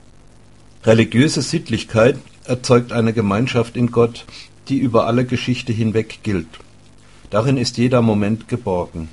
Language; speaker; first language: German; native; German